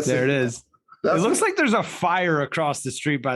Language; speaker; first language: English; native; English